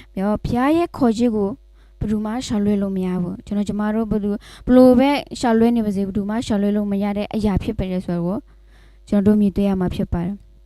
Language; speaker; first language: Burmese; non-native, local second language; S'gaw Karen